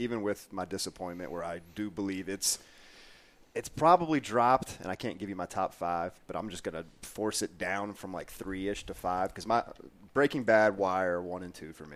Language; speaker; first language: English; native; English